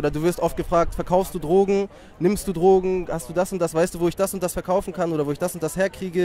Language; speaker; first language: German; native; German